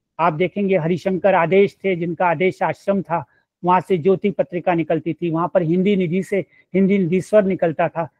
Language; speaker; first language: Hindi; native; Hindi